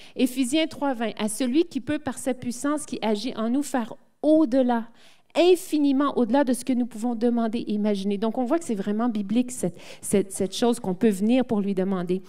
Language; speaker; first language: French; native; French